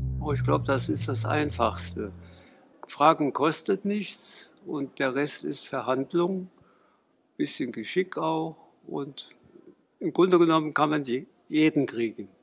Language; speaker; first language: German; native; German